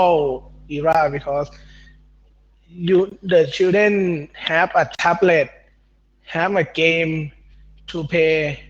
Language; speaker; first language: English; non-native, learner; Thai